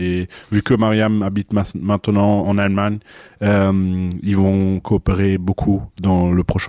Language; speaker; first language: French; non-native, fluent; German